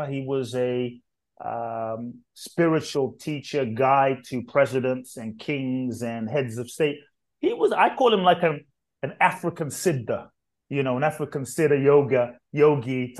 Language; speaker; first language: English; native; English